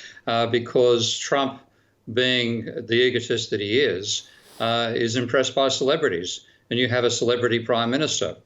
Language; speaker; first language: English; native; English